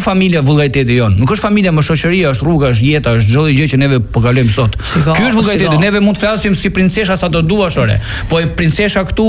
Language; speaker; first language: Albanian; native; Albanian